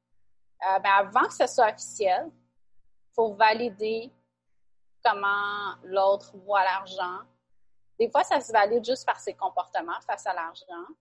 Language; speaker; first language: French; native; French